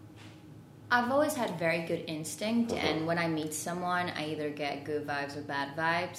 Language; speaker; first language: English; non-native, fluent; Portuguese